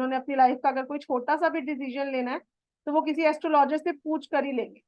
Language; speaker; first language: Hindi; native; Hindi